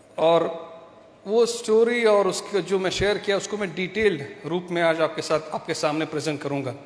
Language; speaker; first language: Hindi; non-native, local second language; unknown